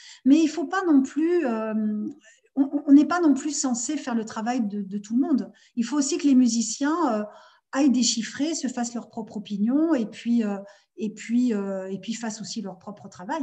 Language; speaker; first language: French; native; French